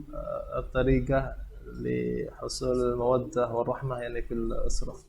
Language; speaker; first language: Arabic; non-native, fluent; Indonesian